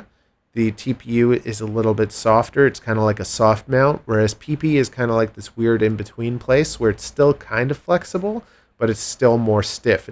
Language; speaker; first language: English; native; English